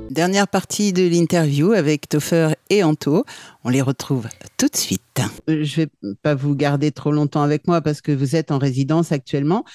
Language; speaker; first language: French; native; French